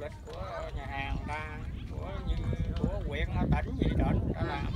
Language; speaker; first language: Vietnamese; native; Vietnamese